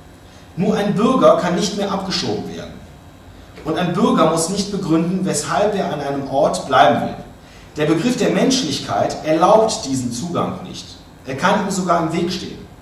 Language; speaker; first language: German; native; German